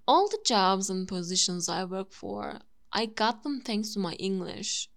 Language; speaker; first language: English; non-native, fluent; Turkish